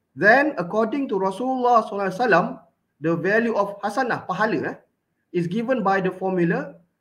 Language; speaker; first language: English; non-native, local second language; Malay